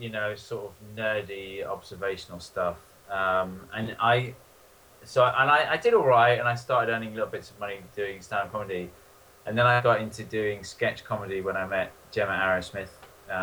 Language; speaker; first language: English; native; English